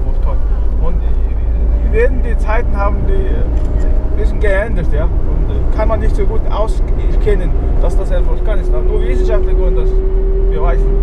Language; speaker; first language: German; non-native, fluent; Mongolian